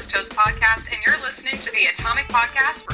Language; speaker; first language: English; native; English